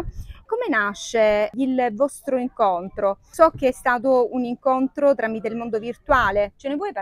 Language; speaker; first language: Italian; native; Italian